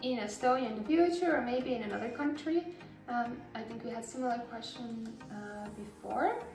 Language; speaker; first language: English; non-native, fluent; Estonian